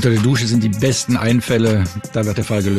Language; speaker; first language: German; native; German